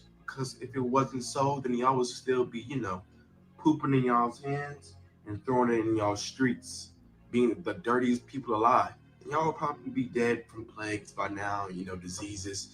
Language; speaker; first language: English; native; English